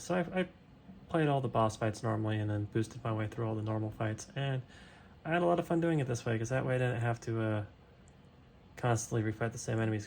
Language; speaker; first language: English; native; English